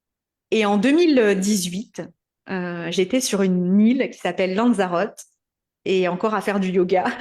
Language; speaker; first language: French; native; French